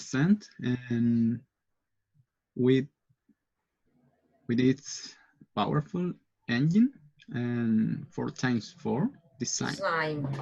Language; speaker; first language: English; non-native, learner; Spanish